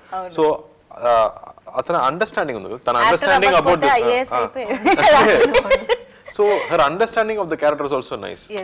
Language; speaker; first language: Telugu; non-native, local second language; Tamil